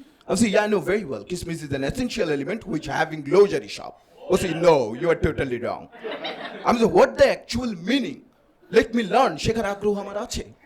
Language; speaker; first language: English; non-native, local second language; Bangla